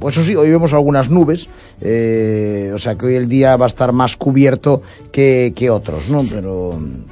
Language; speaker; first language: Spanish; native; Spanish